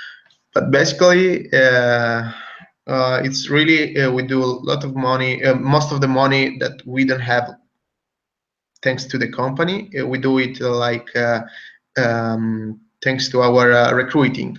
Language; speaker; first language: English; non-native, fluent; Italian